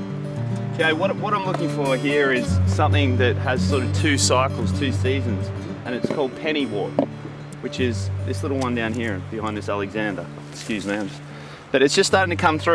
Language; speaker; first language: English; native; English